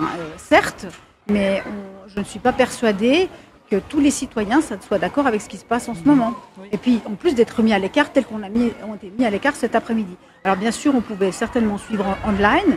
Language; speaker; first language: French; native; French